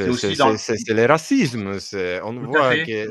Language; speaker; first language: French; non-native, fluent; Polish